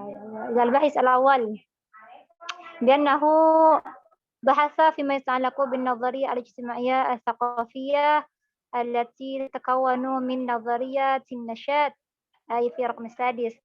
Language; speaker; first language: Arabic; non-native, learner; Indonesian